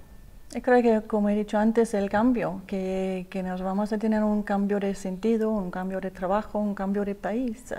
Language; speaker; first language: Spanish; non-native, learner; Danish